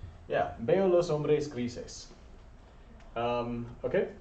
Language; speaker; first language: Spanish; non-native, fluent; English